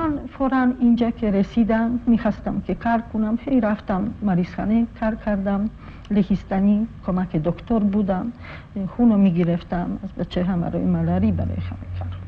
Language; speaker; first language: Persian; non-native, fluent; Polish